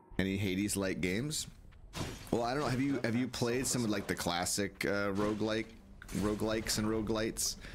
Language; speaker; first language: English; native; English